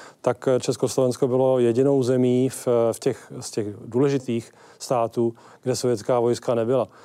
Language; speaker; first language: Czech; native; Czech